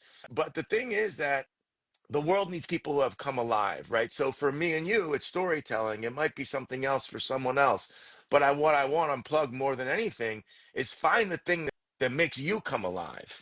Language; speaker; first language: English; native; English